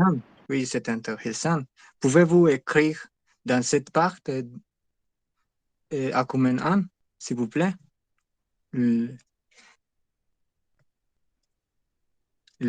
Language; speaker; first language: French; non-native, learner; Spanish